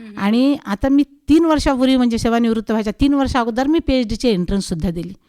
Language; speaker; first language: Marathi; non-native, local second language; Hindi